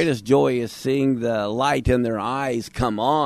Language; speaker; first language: English; native; English